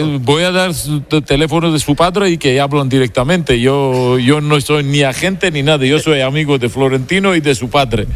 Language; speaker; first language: Spanish; non-native, fluent; Georgian